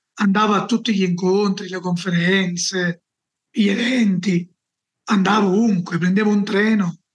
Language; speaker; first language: Italian; native; Italian